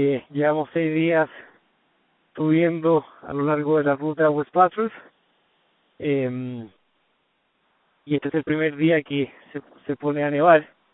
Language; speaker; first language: Spanish; native; Spanish